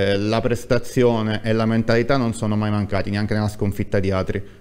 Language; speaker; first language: Italian; native; Italian